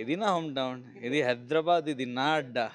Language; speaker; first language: Telugu; non-native, local second language; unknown